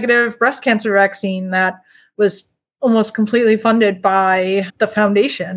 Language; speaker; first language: English; native; English